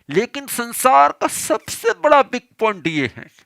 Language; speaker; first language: Hindi; non-native, local second language; Gujarati